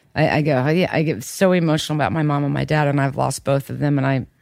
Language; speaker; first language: English; native; English